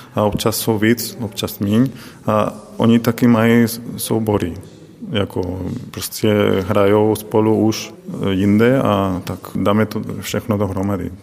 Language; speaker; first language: Czech; non-native, learner; Spanish